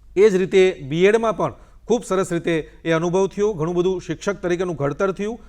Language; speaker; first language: Gujarati; native; Gujarati